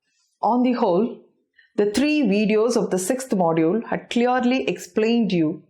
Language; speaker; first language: English; non-native, local second language; Tamil